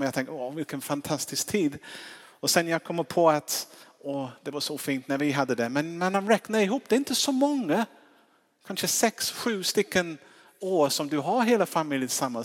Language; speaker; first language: Swedish; non-native, fluent; English